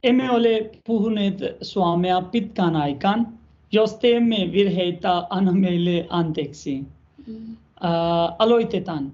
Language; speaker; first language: Finnish; non-native, learner; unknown